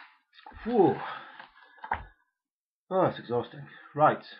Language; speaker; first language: English; native; English